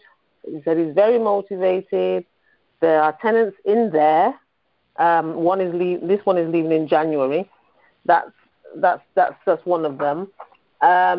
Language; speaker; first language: English; native; English